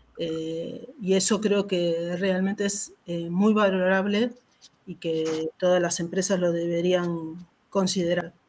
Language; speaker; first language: Spanish; native; Spanish